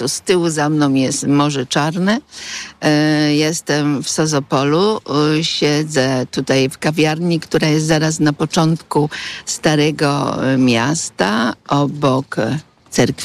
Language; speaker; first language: Polish; native; Polish